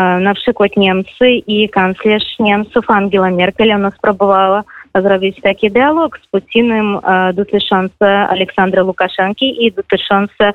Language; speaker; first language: Polish; non-native, fluent; Russian